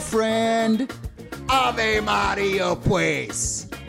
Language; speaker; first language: Spanish; non-native, fluent; English